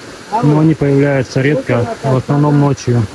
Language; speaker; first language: Russian; native; Russian